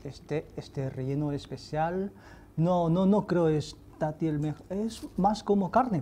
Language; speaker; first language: Spanish; non-native, fluent; Chinese